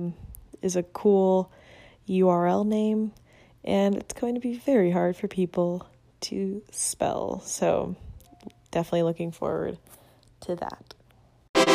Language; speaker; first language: English; non-native, fluent; Spanish